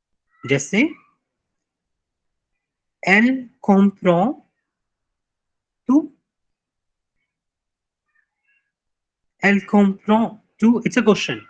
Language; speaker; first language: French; non-native, fluent; Hindi